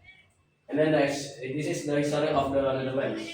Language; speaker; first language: English; non-native, learner; Indonesian